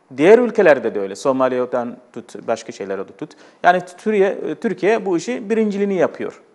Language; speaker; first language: Turkish; non-native, fluent; Arabic